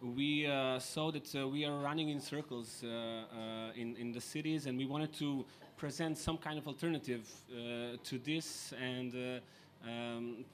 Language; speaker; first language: English; non-native, fluent; Serbian